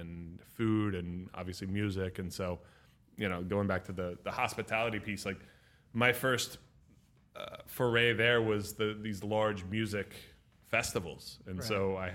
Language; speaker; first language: English; native; English